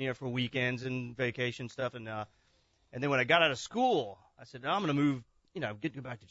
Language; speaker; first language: English; native; English